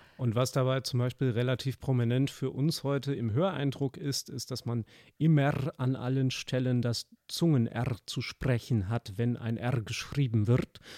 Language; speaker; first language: German; native; German